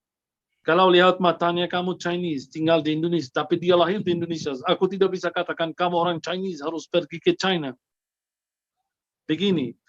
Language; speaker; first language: Indonesian; non-native, fluent; Arabic